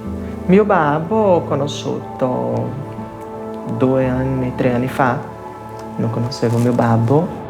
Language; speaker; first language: Italian; non-native, fluent; Portuguese